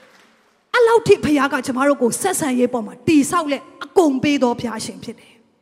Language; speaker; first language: Burmese; non-native, local second language; Tedim Chin